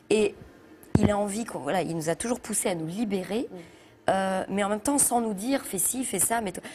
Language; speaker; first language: French; native; French